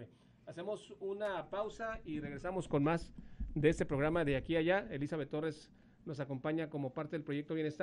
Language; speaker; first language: Spanish; native; Spanish